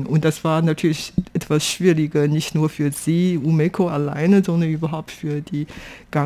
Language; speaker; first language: German; non-native, fluent; Chinese